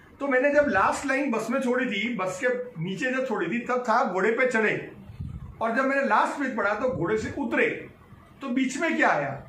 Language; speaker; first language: Hindi; native; Hindi